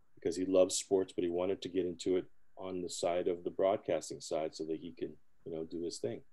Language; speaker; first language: English; early bilingual, other home language; Spanish